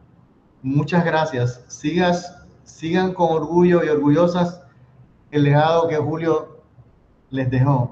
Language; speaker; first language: Spanish; native; Spanish